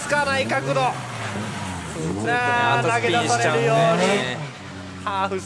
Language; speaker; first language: Japanese; native; Japanese